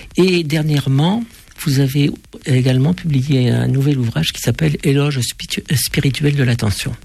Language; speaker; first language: French; native; French